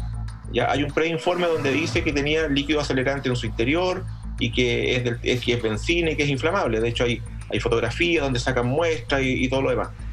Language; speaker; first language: Spanish; native; Spanish